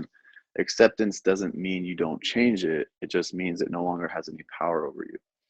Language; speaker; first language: English; native; English